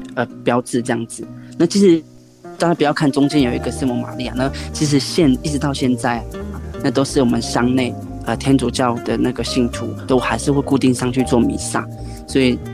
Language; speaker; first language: Chinese; native; Chinese